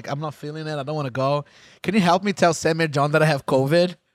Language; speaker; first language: English; non-native, fluent; Portuguese